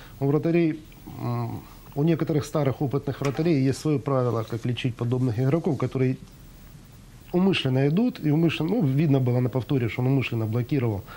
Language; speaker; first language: Russian; native; Russian